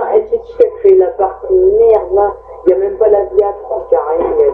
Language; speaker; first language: French; native; French